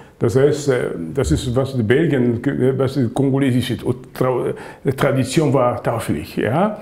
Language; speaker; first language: German; non-native, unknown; Lingala